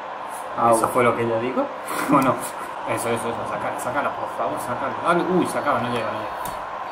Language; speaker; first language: Spanish; native; Spanish